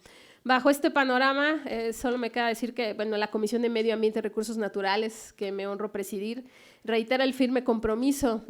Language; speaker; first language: Spanish; native; Spanish